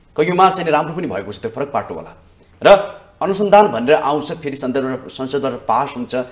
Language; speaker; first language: Nepali; native; Nepali